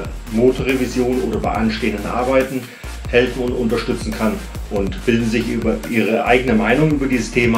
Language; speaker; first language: German; native; German